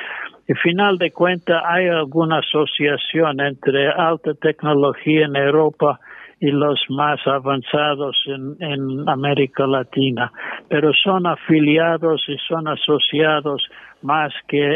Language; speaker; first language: Spanish; non-native, fluent; English